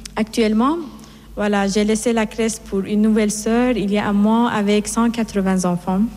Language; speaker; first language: French; non-native, fluent; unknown